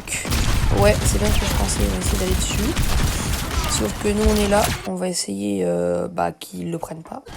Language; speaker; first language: French; native; French